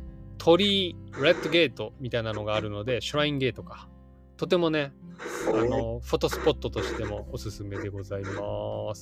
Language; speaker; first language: Japanese; native; Japanese